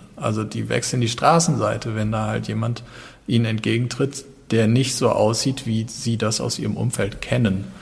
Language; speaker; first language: German; native; German